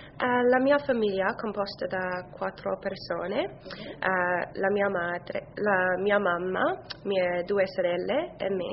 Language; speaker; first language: Italian; non-native, learner; English